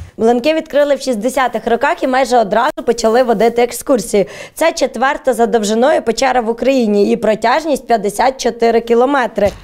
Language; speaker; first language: Ukrainian; native; Ukrainian